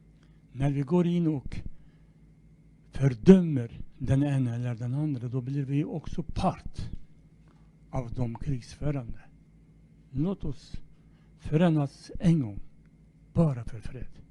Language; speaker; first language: Swedish; non-native, fluent; Kurdish